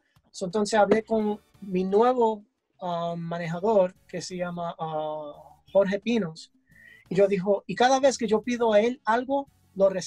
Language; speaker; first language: Spanish; early bilingual, heritage; English